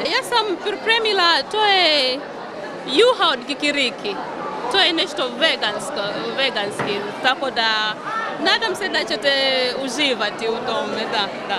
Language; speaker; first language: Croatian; non-native, learner; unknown